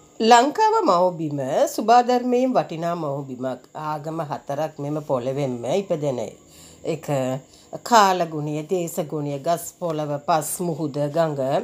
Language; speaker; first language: Sinhala; non-native, local second language; Tamil